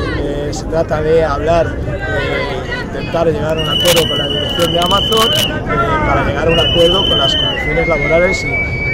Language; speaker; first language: Spanish; native; Spanish